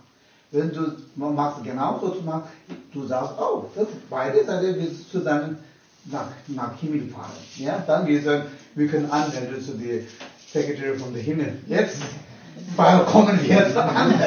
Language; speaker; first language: German; non-native, learner; Tibetan